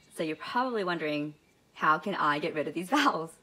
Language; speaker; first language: English; native; English